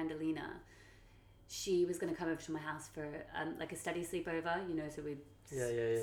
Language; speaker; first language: English; native; English